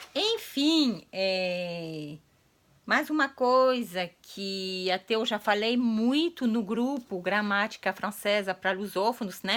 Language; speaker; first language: Portuguese; non-native, fluent; French